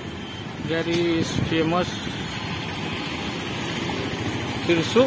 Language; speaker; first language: English; non-native, learner; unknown